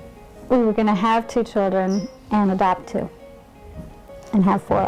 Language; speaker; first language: English; native; English